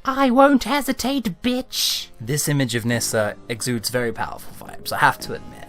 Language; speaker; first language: English; native; English